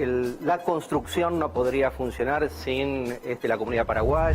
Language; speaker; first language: Spanish; native; Spanish